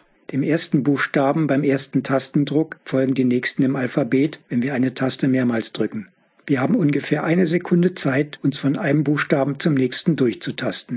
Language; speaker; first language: German; native; German